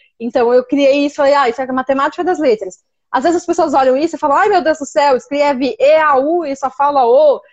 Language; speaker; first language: Portuguese; native; Portuguese